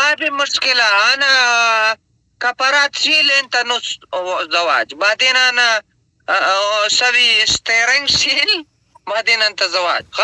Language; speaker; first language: Arabic; non-native, learner; Pashto